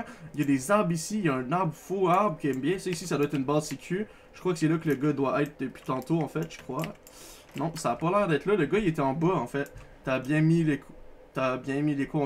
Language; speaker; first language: French; native; French